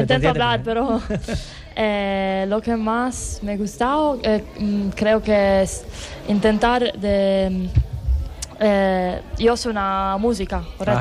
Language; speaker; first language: Spanish; non-native, learner; Italian